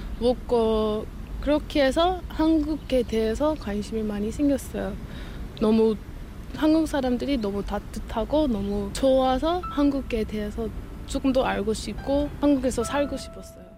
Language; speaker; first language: Korean; non-native, learner; English